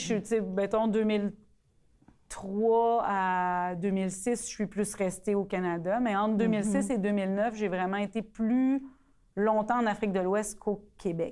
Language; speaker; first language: French; native; French